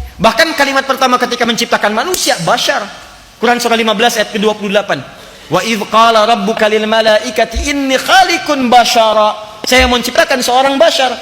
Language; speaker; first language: Indonesian; native; Indonesian